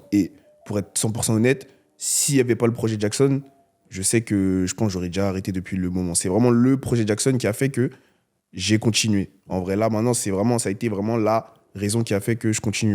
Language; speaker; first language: French; native; French